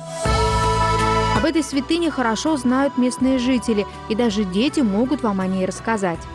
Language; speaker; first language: Russian; native; Russian